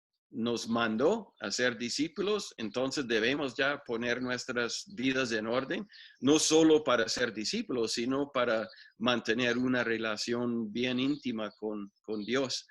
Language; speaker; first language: Spanish; non-native, fluent; English